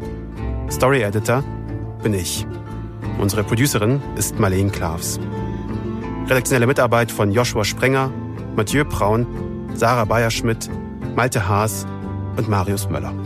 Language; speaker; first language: German; native; German